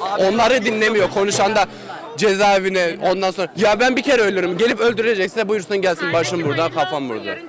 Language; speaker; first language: Turkish; native; Turkish